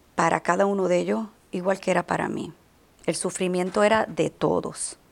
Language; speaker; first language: Spanish; native; Spanish